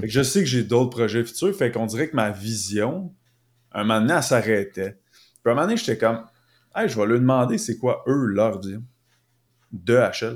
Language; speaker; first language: French; native; French